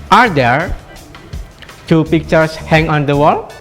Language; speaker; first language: English; non-native, fluent; Indonesian